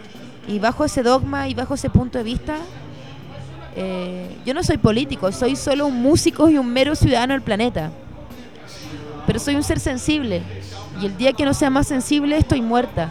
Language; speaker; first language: Spanish; early bilingual, heritage; Spanish